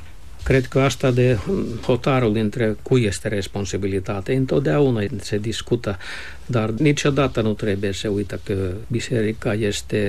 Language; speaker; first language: Romanian; non-native, fluent; Finnish